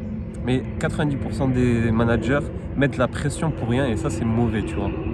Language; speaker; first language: French; native; French